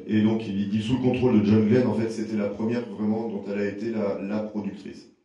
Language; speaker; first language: French; native; French